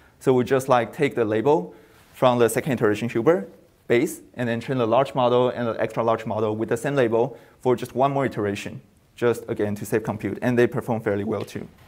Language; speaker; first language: English; non-native, fluent; Chinese